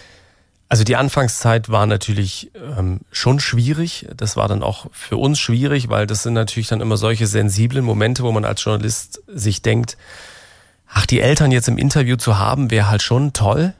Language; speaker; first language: German; native; German